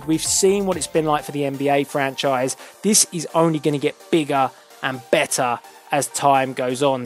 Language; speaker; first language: English; native; English